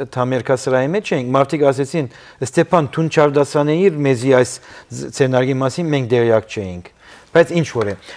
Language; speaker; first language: Armenian; early bilingual, heritage; Armenian